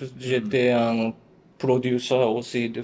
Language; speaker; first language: French; non-native, learner; Japanese